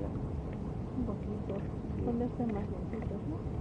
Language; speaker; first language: Spanish; native; Spanish